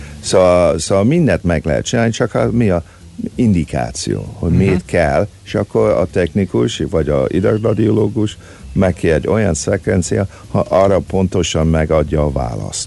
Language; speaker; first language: Hungarian; early bilingual, heritage; Hungarian